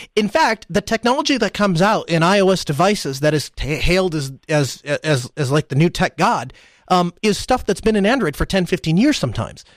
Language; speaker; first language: English; early bilingual, other home language; Hindi